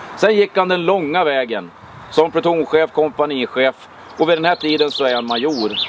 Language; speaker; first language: Swedish; native; Swedish